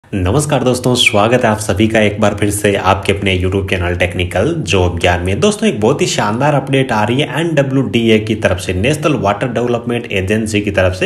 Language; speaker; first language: Hindi; native; Hindi